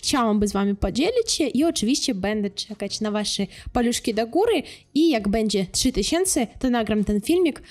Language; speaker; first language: Polish; non-native, fluent; Russian